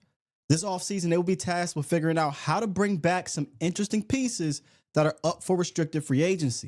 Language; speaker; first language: English; native; English